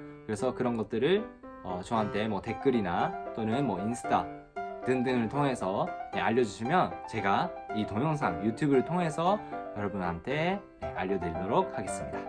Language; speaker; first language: Korean; non-native, fluent; Japanese